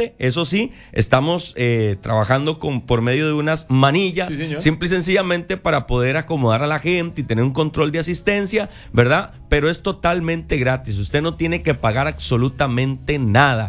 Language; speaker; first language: Spanish; native; Spanish